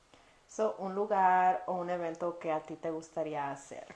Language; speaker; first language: Spanish; early bilingual, heritage; Spanish